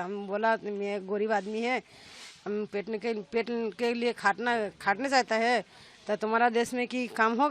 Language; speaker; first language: Hindi; non-native, learner; Bangla